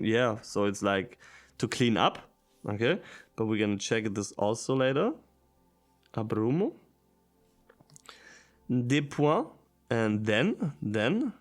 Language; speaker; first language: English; non-native, fluent; German